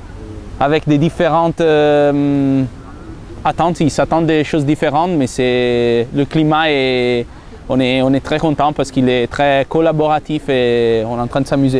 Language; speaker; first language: French; non-native, fluent; Italian